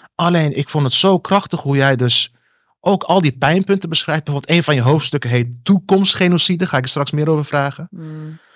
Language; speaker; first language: Dutch; early bilingual, other home language; Turkish